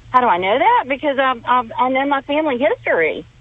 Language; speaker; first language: English; native; English